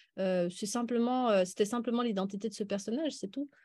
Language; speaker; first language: French; native; French